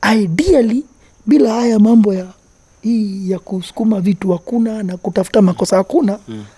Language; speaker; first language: Swahili; native; Swahili